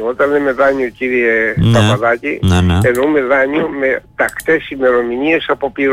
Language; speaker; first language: Greek; native; Greek